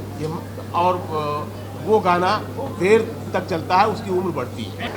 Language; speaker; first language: Hindi; native; Hindi